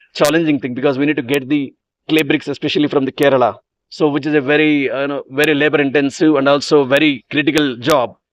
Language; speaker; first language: English; non-native, local second language; Telugu